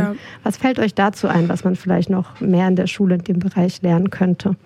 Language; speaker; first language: German; native; German